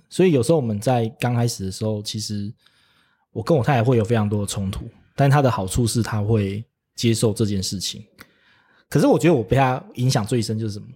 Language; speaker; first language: Chinese; native; Chinese